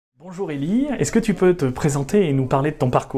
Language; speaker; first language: French; native; French